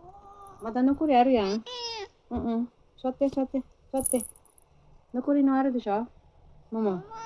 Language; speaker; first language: Japanese; non-native, fluent; Filipino